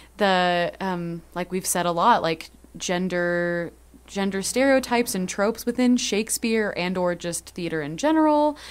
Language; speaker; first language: English; native; English